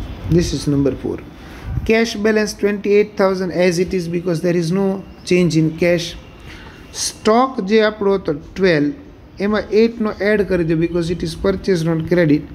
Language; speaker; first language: English; non-native, local second language; Gujarati